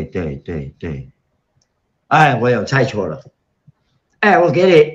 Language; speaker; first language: Chinese; non-native, local second language; Cantonese